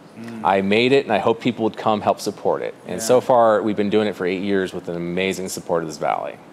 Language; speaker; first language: English; native; English